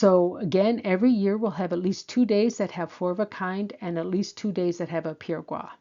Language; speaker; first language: English; native; English